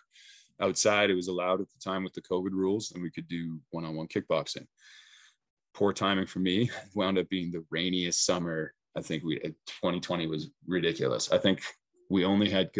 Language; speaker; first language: English; native; English